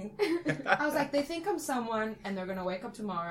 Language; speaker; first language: English; native; English